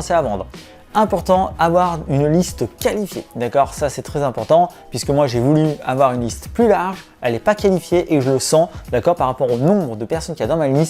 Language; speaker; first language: French; native; French